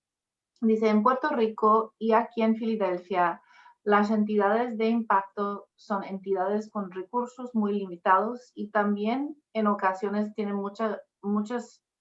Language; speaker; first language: Spanish; non-native, fluent; English